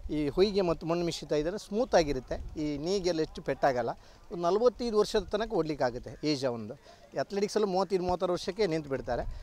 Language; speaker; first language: Kannada; non-native, local second language; Tulu